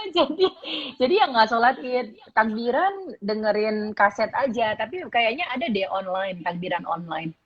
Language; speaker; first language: Indonesian; native; Indonesian